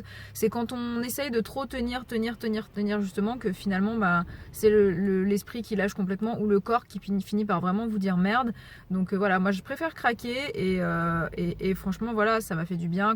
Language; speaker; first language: French; native; French